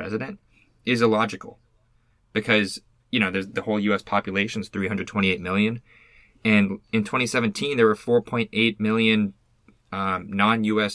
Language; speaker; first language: English; native; English